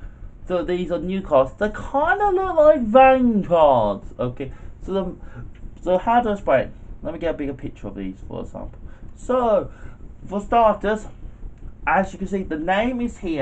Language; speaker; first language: English; native; English